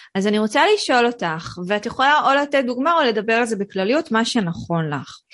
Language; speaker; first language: Hebrew; native; Hebrew